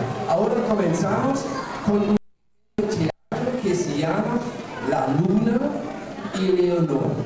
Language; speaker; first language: Spanish; non-native, fluent; German